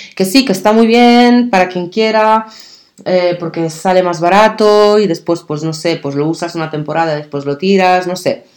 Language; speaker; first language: Spanish; early bilingual, other home language; Arabic